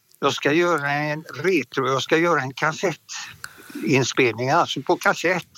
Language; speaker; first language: Swedish; native; Swedish